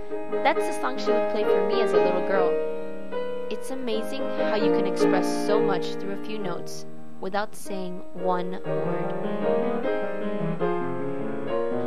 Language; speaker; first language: English; native; English